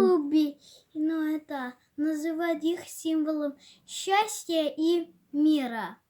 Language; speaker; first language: Russian; native; Russian